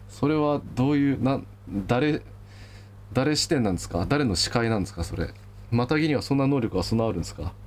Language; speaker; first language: Japanese; native; Japanese